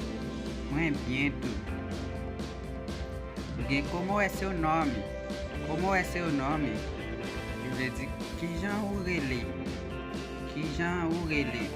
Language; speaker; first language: Portuguese; non-native, learner; Haitian Creole